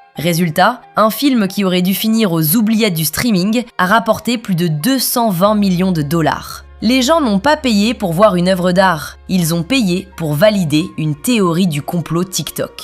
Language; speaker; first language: French; native; French